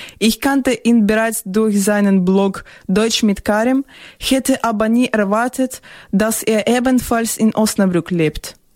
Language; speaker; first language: German; non-native, fluent; Ukrainian